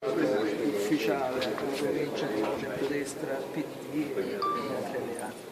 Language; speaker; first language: Italian; native; Italian